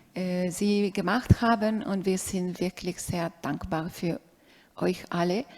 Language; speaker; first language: German; non-native, learner; Spanish